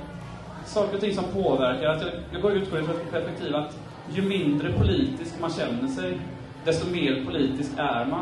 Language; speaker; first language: Swedish; native; Swedish